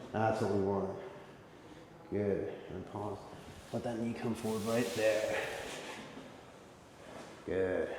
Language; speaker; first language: English; native; English